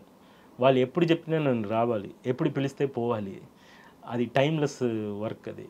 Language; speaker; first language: Telugu; non-native, fluent; Tamil